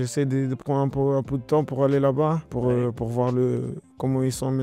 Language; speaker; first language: French; non-native, learner; Portuguese